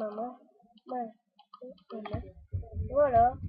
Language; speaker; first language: French; native; French